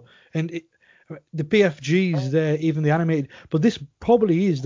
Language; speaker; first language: English; native; English